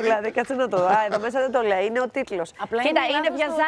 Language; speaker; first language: Greek; native; Greek